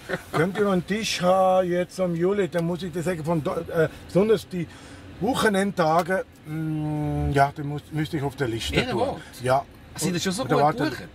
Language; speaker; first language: German; early bilingual, heritage; Spanish